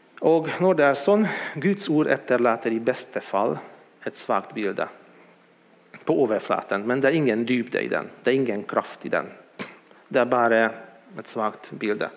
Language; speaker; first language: Swedish; non-native, fluent; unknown